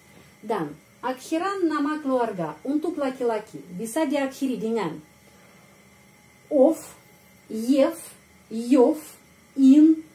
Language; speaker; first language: Indonesian; non-native, fluent; Russian